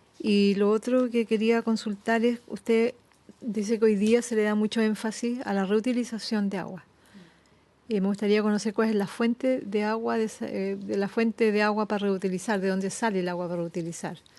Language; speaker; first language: Spanish; native; Spanish